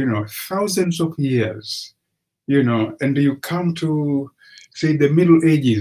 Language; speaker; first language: English; non-native, local second language; Swahili